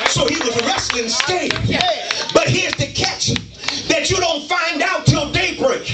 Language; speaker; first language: English; native; English